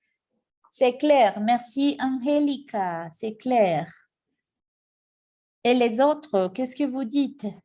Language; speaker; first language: French; non-native, fluent; Spanish